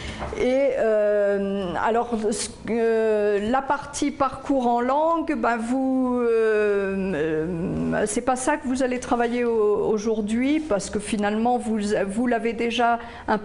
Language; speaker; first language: French; native; French